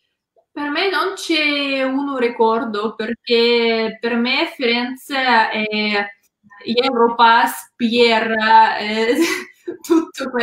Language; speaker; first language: Italian; non-native, learner; Russian